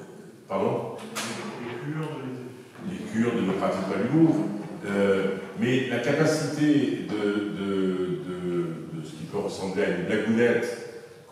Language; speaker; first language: French; native; French